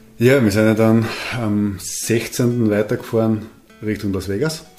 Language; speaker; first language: German; native; German